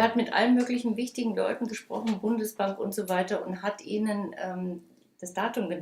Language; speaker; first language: German; native; German